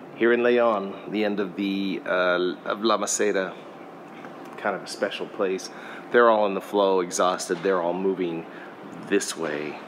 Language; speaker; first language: English; native; English